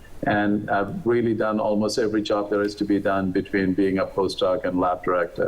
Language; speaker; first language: English; non-native, local second language; Malayalam